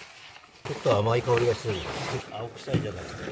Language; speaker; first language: Japanese; native; Japanese